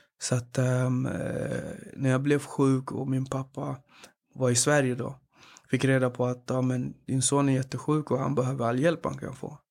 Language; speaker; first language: Swedish; early bilingual, other home language; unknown